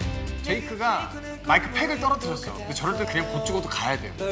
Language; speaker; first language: Korean; native; Korean